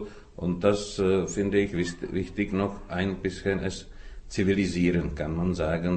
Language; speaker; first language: German; non-native, fluent; Czech